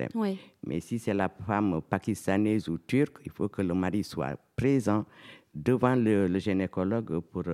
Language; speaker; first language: French; non-native, local second language; Fula